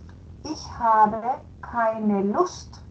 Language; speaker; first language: German; non-native, fluent; Spanish